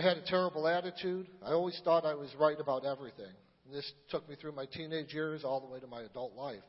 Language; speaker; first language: English; native; English